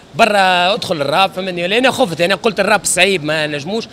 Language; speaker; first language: Arabic; native; Arabic